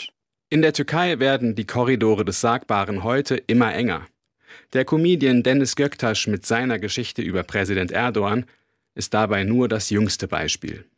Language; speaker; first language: German; native; German